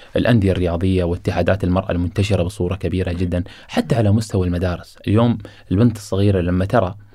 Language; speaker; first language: Arabic; native; Arabic